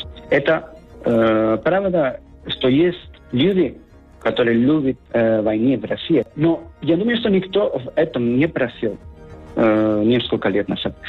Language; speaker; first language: Russian; non-native, learner; Spanish